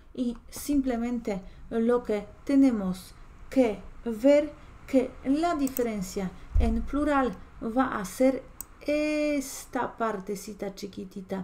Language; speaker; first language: Spanish; non-native, fluent; Polish